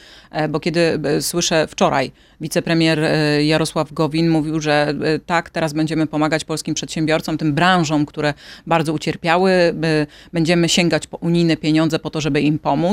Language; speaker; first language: Polish; native; Polish